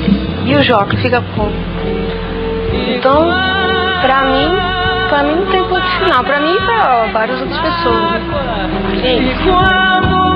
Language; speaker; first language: Portuguese; native; Portuguese